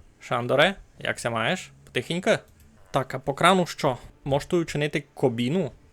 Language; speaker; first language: Ukrainian; native; Ukrainian